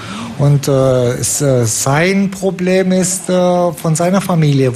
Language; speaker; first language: German; non-native, fluent; Romanian